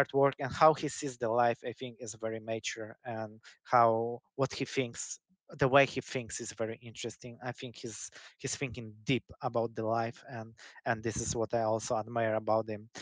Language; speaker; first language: English; non-native, fluent; Polish